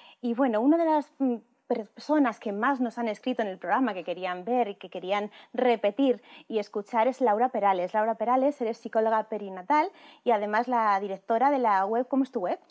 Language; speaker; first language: Spanish; native; Spanish